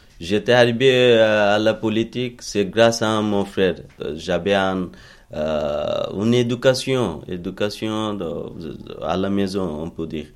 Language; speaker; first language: French; non-native, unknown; Bangla